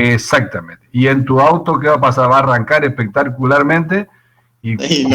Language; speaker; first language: Spanish; native; Spanish